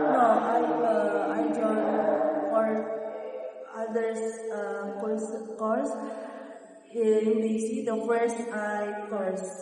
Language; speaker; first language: English; non-native, learner; Indonesian